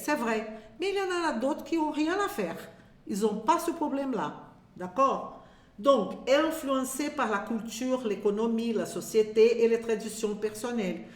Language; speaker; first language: French; non-native, fluent; Portuguese